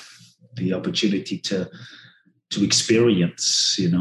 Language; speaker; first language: English; native; English